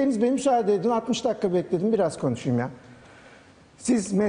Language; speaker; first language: Turkish; native; Turkish